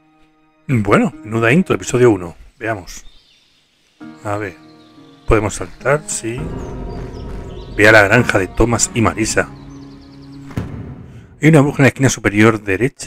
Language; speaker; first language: Spanish; native; Spanish